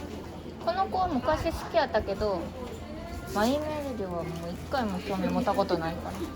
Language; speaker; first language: Japanese; non-native, fluent; Korean